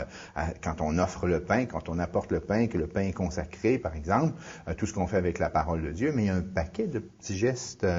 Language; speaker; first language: French; native; French